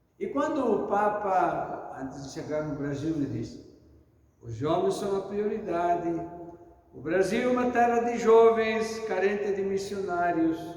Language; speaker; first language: Portuguese; non-native, fluent; Italian